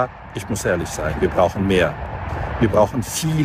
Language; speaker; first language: German; non-native, fluent; Ukrainian